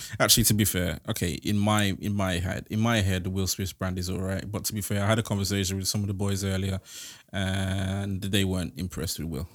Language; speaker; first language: English; native; English